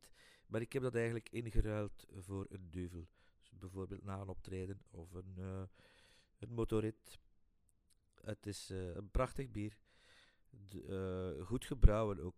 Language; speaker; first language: Dutch; native; Dutch